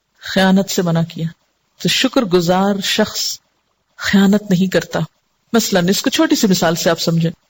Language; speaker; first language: Urdu; non-native, local second language; Sindhi